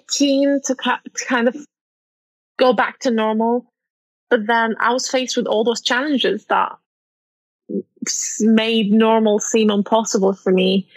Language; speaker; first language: English; non-native, fluent; Arabic